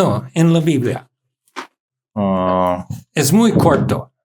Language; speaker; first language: Spanish; non-native, learner; English